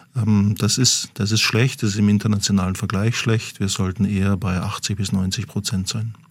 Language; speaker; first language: German; native; German